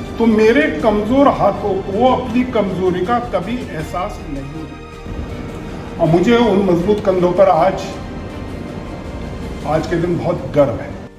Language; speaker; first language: Hindi; native; Hindi